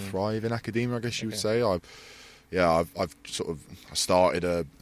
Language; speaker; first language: English; native; English